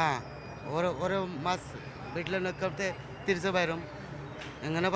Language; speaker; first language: Malayalam; non-native, learner; Bangla